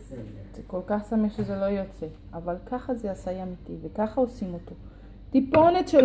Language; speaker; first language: Hebrew; non-native, fluent; Portuguese